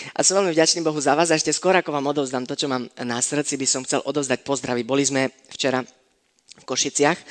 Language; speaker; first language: Slovak; non-native, fluent; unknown